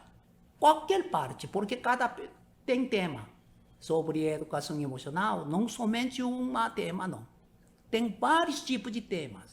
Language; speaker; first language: Portuguese; non-native, learner; Korean